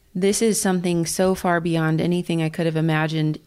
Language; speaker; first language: English; native; English